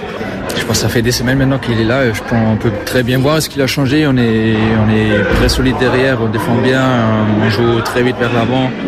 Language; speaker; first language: French; non-native, fluent; German